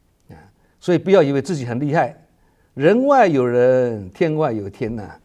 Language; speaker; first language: Chinese; native; Chinese